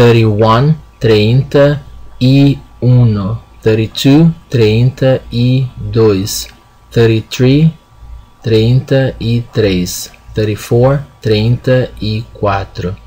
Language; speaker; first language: Spanish; non-native, fluent; Portuguese